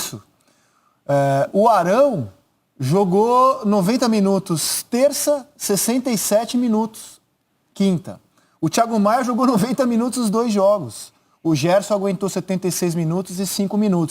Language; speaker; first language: Portuguese; native; Portuguese